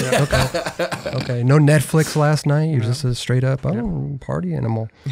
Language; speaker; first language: English; native; English